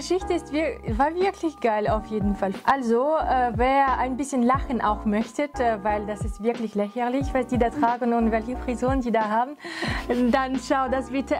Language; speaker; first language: German; non-native, fluent; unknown